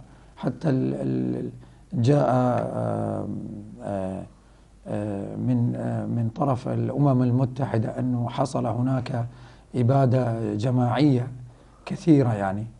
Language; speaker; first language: Arabic; non-native, fluent; Rohingya